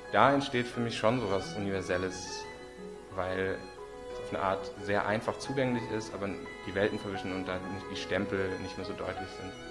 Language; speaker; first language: German; native; German